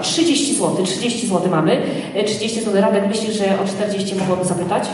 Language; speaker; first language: Polish; native; Polish